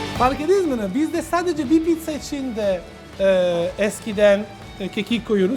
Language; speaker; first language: Turkish; non-native, learner; Italian